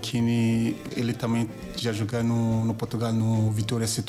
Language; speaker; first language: Portuguese; non-native, learner; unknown